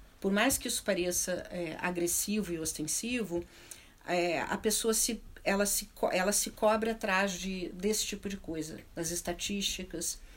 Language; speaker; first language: Portuguese; native; Portuguese